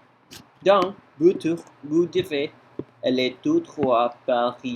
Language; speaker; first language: French; non-native, learner; Spanish